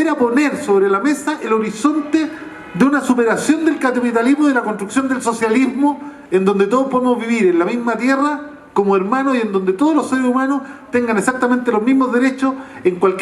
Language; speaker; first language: Spanish; native; Spanish